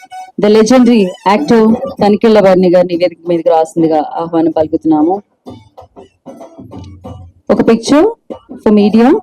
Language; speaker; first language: Telugu; native; Telugu